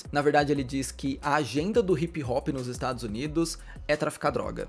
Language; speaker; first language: Portuguese; native; Portuguese